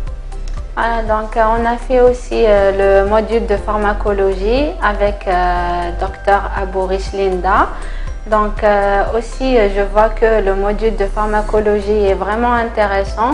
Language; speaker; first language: French; non-native, local second language; Kabyle